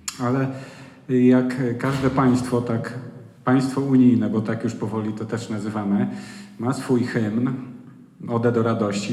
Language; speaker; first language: Polish; native; Polish